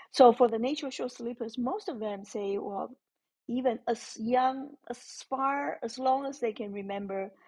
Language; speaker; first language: English; non-native, fluent; Chinese